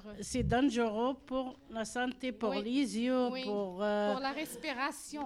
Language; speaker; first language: French; non-native, learner; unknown